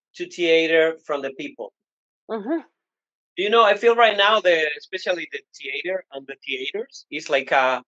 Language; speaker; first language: English; non-native, learner; Spanish